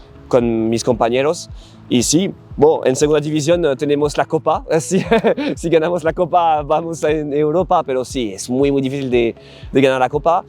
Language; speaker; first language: Spanish; non-native, learner; French